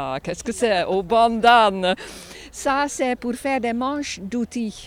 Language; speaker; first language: French; non-native, fluent; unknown